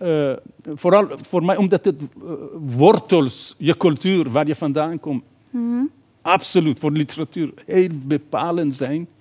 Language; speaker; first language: Dutch; non-native, fluent; Persian